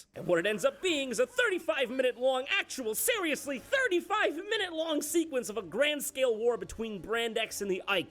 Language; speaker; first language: English; native; English